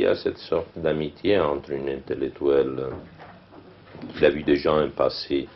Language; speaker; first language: French; non-native, learner; Italian